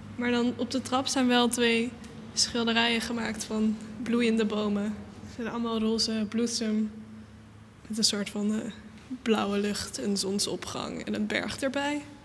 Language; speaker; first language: Dutch; native; Dutch